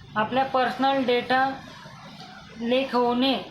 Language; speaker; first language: Marathi; non-native, local second language; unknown